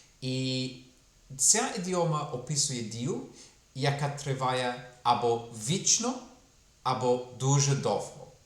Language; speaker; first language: Ukrainian; non-native, fluent; English